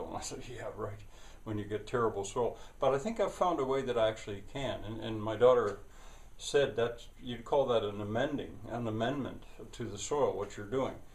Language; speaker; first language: English; native; English